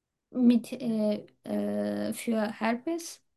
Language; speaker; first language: German; non-native, learner; Turkish